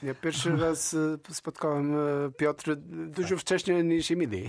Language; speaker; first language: Polish; non-native, learner; Portuguese